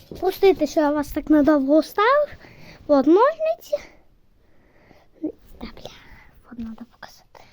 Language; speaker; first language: Ukrainian; native; Ukrainian